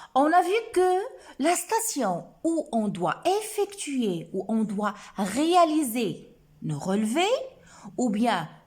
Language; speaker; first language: French; non-native, local second language; Arabic